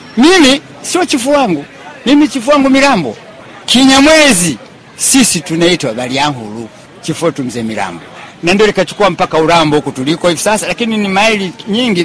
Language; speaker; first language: Swahili; native; Swahili